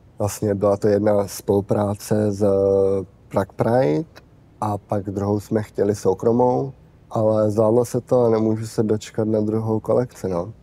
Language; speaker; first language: Czech; early bilingual, heritage; Czech